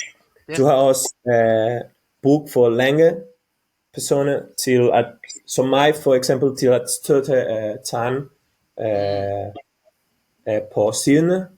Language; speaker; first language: Danish; non-native, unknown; Catalan